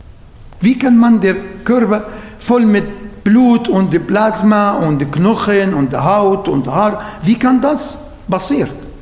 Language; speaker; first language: German; non-native, fluent; Arabic